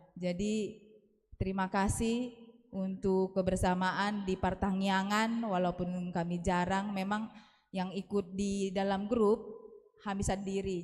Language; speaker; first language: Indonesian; non-native, local second language; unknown